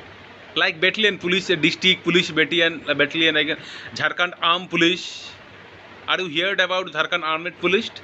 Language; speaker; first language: English; non-native, learner; Bangla